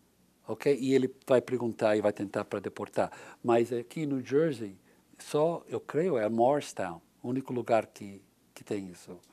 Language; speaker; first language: Portuguese; non-native, learner; English